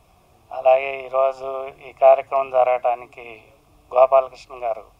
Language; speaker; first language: Telugu; native; Telugu